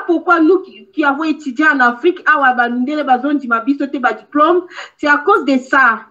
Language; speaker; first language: French; non-native, local second language; Lingala